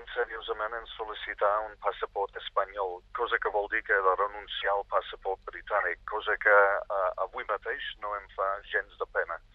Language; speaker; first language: Catalan; non-native, fluent; English